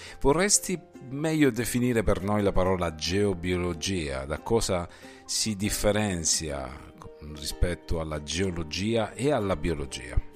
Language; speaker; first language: Italian; native; Italian